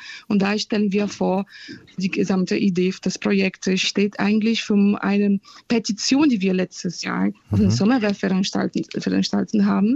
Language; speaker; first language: German; non-native, fluent; Portuguese